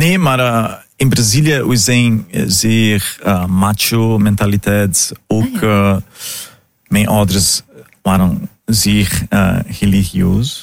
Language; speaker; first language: Dutch; non-native, fluent; Portuguese